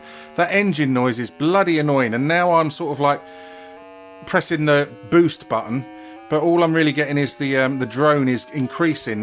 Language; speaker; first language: English; native; English